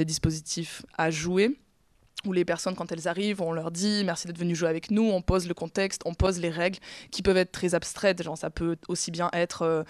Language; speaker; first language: French; native; French